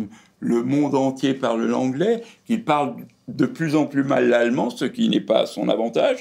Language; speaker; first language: French; native; French